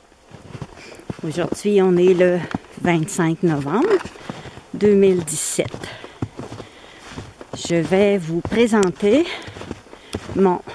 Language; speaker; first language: French; native; French